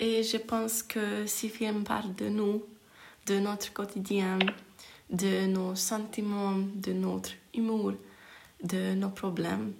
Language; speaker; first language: French; non-native, fluent; Hungarian